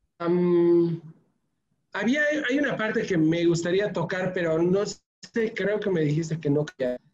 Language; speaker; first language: Spanish; native; Spanish